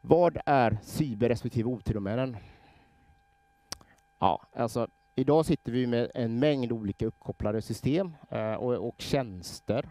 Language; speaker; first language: Swedish; native; Swedish